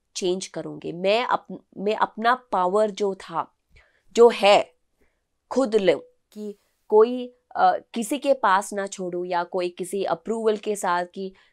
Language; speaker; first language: Hindi; non-native, local second language; Telugu